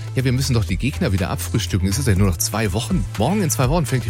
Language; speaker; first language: German; native; German